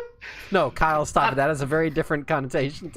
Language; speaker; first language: English; native; English